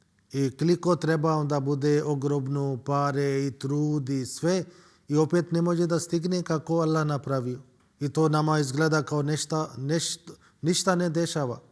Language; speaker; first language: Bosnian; non-native, learner; Urdu